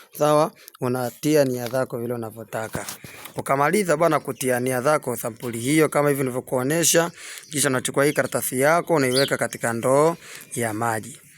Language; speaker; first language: Swahili; native; Swahili